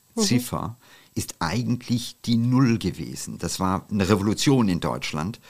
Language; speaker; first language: German; non-native, fluent; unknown